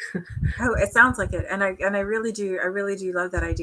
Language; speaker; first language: English; native; English